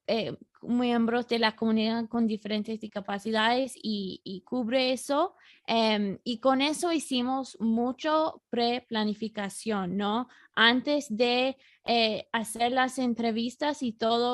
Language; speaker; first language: Spanish; non-native, fluent; English